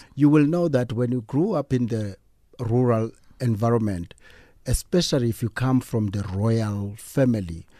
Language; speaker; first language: English; non-native, local second language; Xhosa